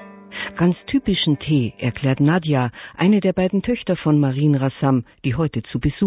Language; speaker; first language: German; native; German